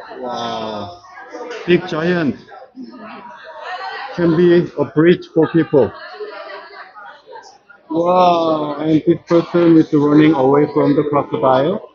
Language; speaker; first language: English; non-native, learner; Korean